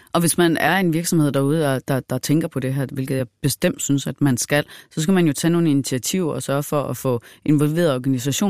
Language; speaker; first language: Danish; native; Danish